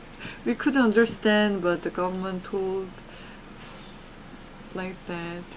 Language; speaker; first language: English; non-native, learner; Korean